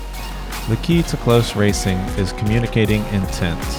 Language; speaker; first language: English; native; English